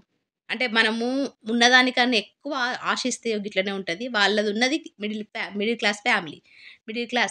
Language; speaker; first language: Telugu; native; Telugu